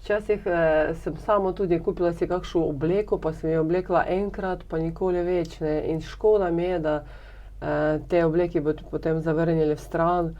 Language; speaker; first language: Slovenian; non-native, fluent; Ukrainian